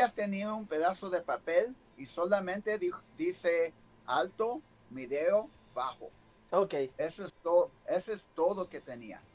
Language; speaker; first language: Spanish; early bilingual, heritage; Spanish